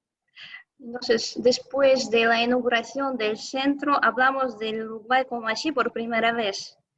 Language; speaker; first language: Spanish; non-native, fluent; Russian